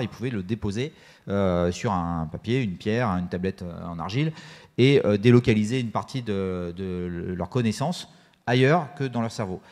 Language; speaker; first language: French; native; French